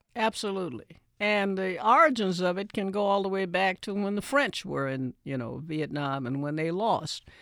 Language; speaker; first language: English; native; English